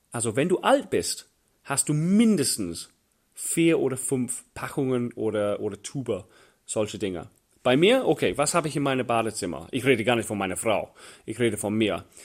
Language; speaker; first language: German; non-native, fluent; English